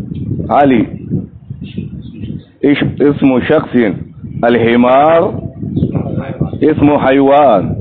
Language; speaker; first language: Arabic; non-native, fluent; Hausa